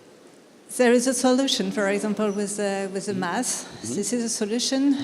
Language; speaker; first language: English; non-native, fluent; French